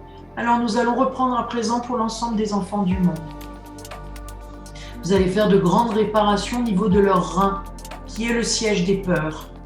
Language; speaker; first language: French; native; French